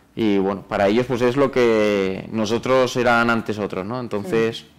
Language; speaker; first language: Spanish; native; Spanish